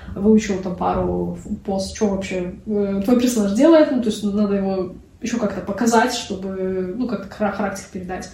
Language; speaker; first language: Russian; non-native, local second language; Belarusian